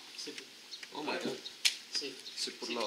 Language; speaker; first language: French; non-native, learner; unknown